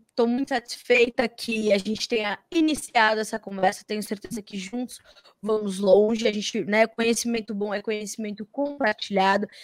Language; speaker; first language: Portuguese; native; Portuguese